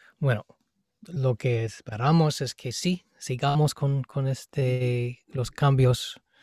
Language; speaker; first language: Spanish; non-native, fluent; English